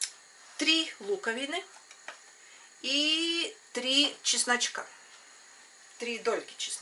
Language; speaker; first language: Russian; non-native, local second language; Latvian